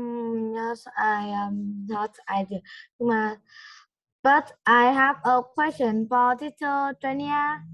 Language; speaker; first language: English; non-native, learner; Vietnamese